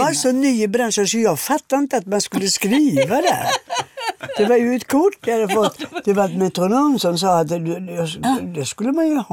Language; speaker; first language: Swedish; native; Swedish